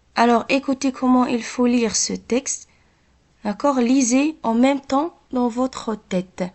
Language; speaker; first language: French; non-native, local second language; Arabic